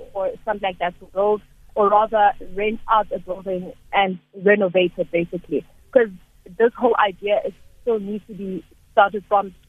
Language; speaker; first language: English; non-native, local second language; Zulu